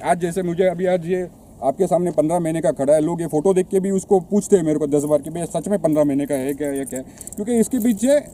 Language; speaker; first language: Hindi; non-native, local second language; Marathi